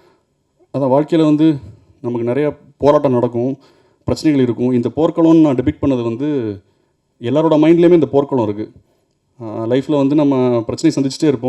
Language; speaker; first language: Tamil; native; Tamil